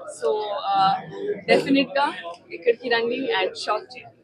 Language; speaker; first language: Telugu; non-native, learner; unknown